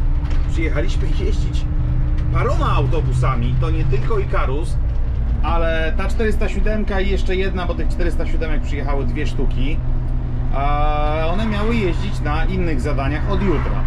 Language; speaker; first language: Polish; native; Polish